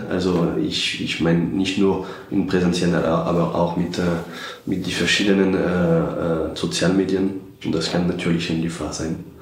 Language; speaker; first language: German; non-native, fluent; French